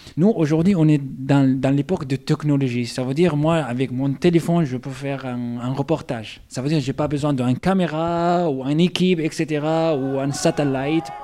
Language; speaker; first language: French; non-native, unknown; Arabic